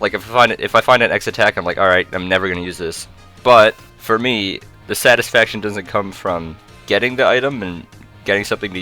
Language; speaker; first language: English; native; English